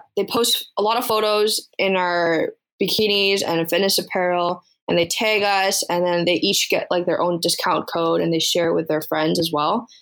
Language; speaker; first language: English; early bilingual, other home language; Chinese